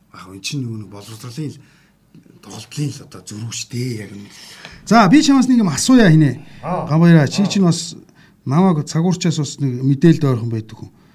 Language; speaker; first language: Mongolian; native; Mongolian